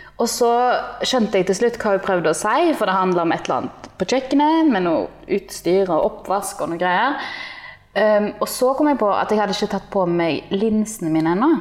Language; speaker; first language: Norwegian; native; Norwegian